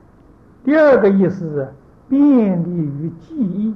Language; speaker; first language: Chinese; native; Chinese